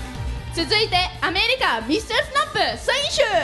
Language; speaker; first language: Japanese; non-native, learner; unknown